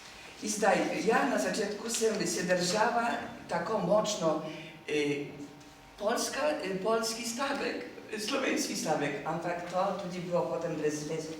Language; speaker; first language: Slovenian; non-native, learner; Polish